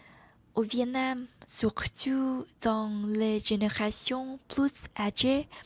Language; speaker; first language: French; non-native, learner; Vietnamese